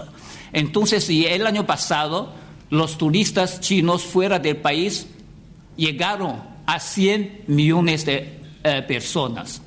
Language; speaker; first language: Spanish; non-native, fluent; Chinese